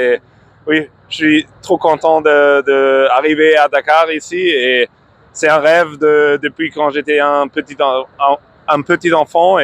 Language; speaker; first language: French; non-native, fluent; German